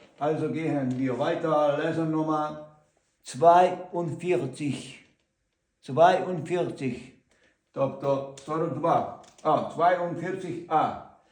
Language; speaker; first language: German; non-native, learner; Ukrainian